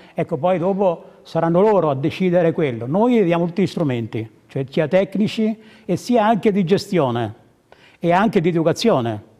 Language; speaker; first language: Italian; native; Italian